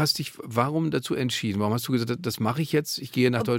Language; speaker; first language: German; native; German